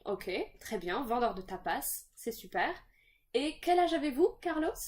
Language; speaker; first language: French; native; French